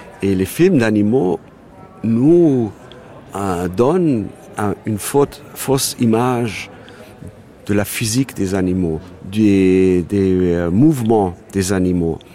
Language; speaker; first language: French; non-native, fluent; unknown